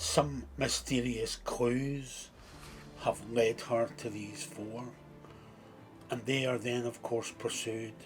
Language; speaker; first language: English; native; English